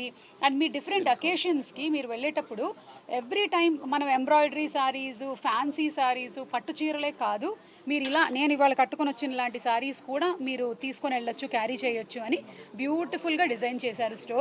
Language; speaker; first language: Telugu; native; Telugu